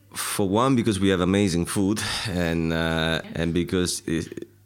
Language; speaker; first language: English; non-native, fluent; Italian